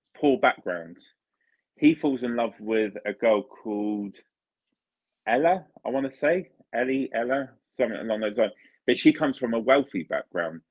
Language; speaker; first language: English; early bilingual, other home language; Italian